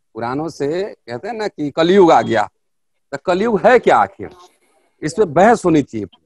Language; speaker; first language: Hindi; native; Hindi